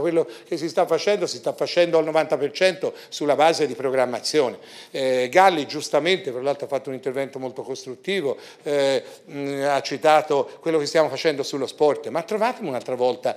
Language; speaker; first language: Italian; native; Italian